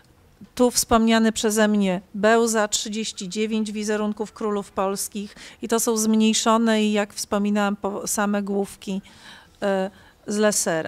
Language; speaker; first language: Polish; native; Polish